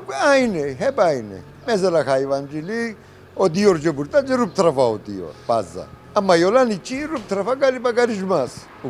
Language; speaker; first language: Turkish; non-native, local second language; Greek